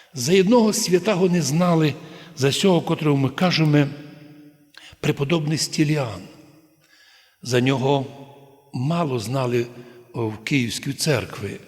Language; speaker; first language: Ukrainian; native; Ukrainian